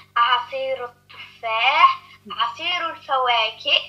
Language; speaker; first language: Arabic; non-native, learner; French